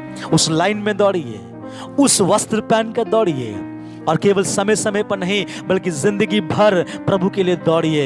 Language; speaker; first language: Hindi; non-native, local second language; Bangla